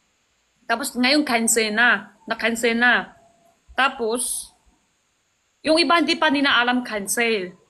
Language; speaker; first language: Filipino; non-native, learner; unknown